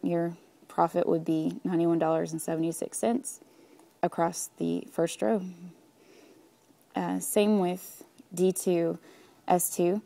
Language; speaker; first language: English; native; English